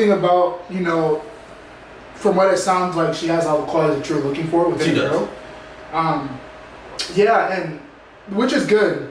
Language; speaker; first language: English; native; English